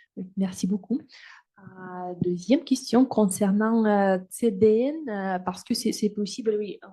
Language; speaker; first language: French; non-native, fluent; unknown